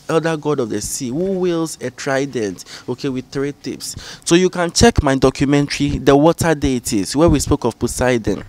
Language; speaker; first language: English; non-native, local second language; Ga